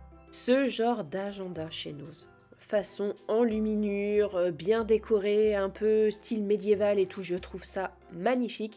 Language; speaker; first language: French; native; French